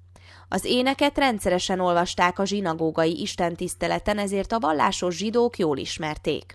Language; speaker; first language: Hungarian; native; Hungarian